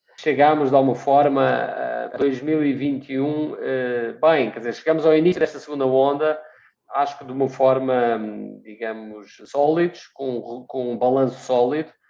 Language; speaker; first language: Portuguese; native; Portuguese